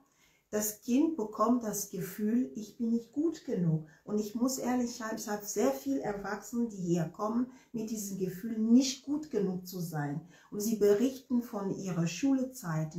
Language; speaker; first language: German; non-native, fluent; Ewe